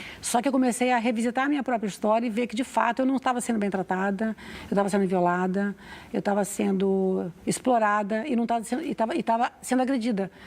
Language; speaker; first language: Portuguese; native; Portuguese